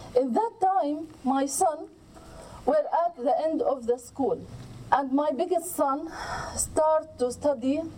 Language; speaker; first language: English; non-native, learner; Arabic